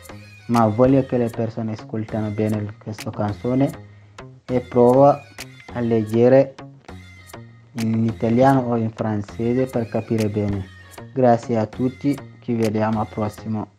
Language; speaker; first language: Italian; non-native, learner; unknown